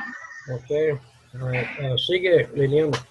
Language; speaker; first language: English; non-native, fluent; Spanish